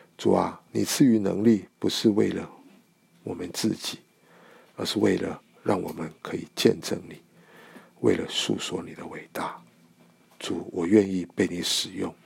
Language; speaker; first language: Chinese; native; Chinese